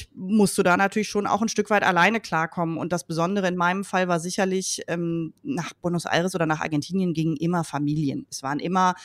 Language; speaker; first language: German; native; German